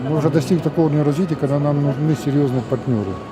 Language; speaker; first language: Russian; native; Russian